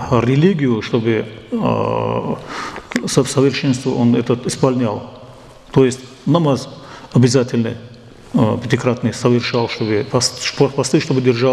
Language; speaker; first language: Russian; non-native, local second language; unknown